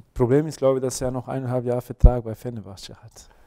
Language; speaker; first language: German; non-native, fluent; Bosnian